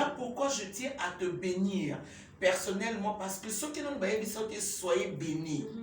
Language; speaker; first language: French; non-native, local second language; Lingala